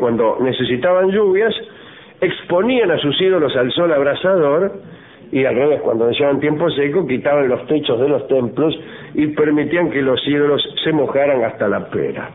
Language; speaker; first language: Spanish; native; Spanish